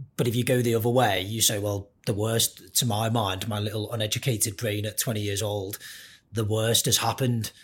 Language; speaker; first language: English; native; English